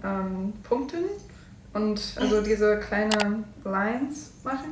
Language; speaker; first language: German; non-native, learner; English